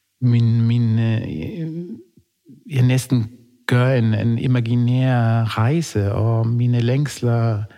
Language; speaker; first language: Danish; non-native, fluent; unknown